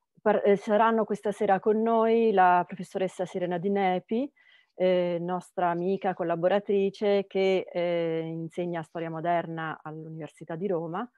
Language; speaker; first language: Italian; native; Italian